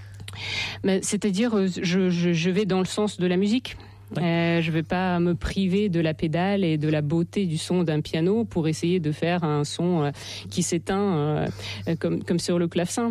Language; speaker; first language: French; non-native, fluent; Russian